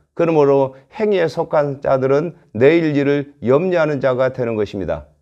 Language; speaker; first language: Korean; native; Korean